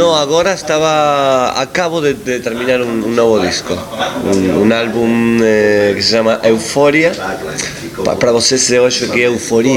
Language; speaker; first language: Portuguese; non-native, learner; Spanish